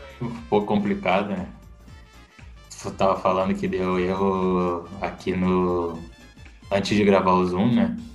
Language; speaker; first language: Portuguese; native; Portuguese